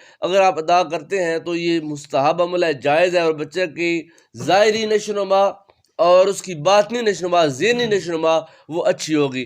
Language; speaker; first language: Urdu; native; Urdu